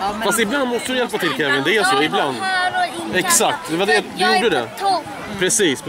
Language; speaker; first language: Swedish; native; Swedish